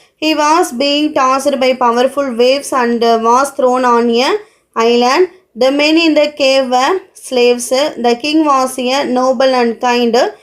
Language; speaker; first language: English; non-native, local second language; Tamil